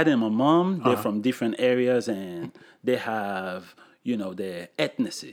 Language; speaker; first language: English; non-native, fluent; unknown